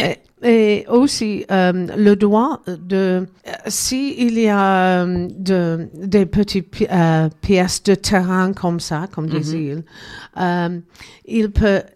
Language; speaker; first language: French; non-native, learner; English